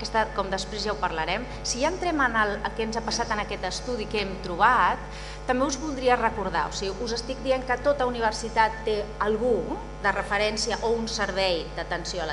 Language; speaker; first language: Catalan; native; Catalan